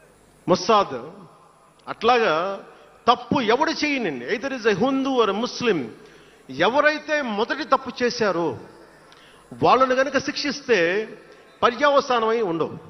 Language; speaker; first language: Telugu; native; Telugu